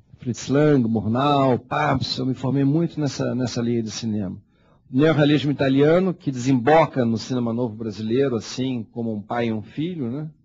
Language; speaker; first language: Portuguese; early bilingual, heritage; Portuguese